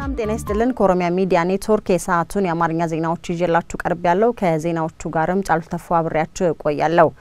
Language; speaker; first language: Amharic; non-native, local second language; Oromo